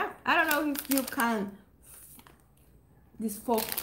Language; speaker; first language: English; non-native, learner; Spanish